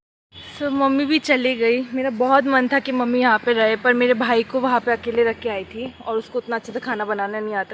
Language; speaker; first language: Hindi; native; Hindi